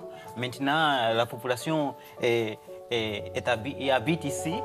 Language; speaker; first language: French; non-native, fluent; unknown